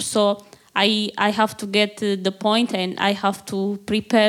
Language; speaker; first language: English; non-native, learner; Tigrinya